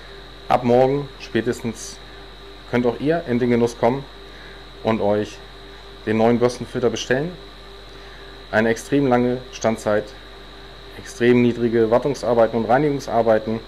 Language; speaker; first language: German; native; German